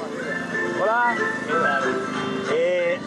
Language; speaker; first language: French; native; French